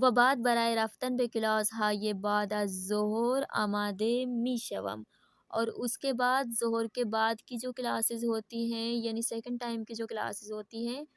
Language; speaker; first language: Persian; non-native, fluent; Urdu